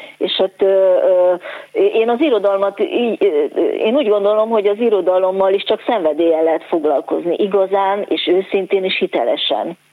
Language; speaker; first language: Hungarian; native; Hungarian